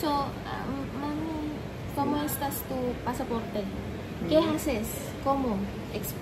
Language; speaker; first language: Spanish; non-native, learner; Filipino